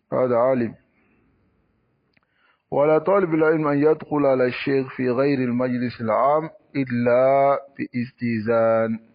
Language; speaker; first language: Arabic; non-native, fluent; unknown